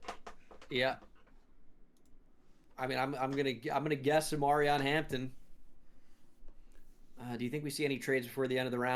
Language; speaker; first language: English; native; English